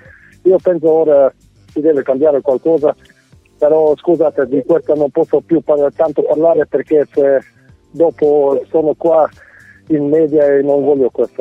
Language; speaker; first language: Italian; non-native, fluent; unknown